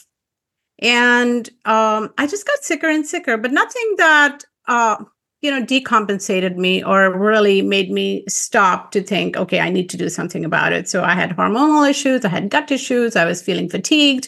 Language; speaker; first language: English; non-native, local second language; Urdu